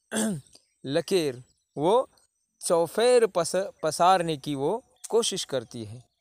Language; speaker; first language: Hindi; non-native, local second language; Marathi